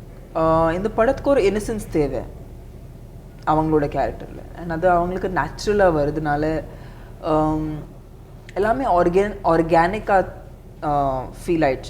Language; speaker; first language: Tamil; non-native, fluent; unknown